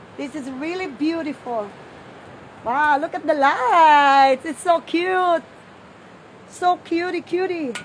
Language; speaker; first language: English; non-native, local second language; Filipino